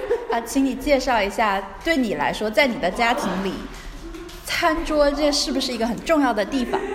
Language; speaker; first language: Chinese; non-native, learner; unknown